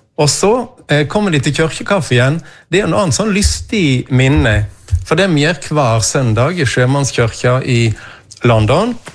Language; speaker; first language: Norwegian; native; Norwegian